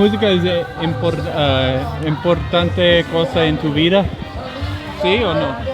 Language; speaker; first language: Spanish; non-native, learner; English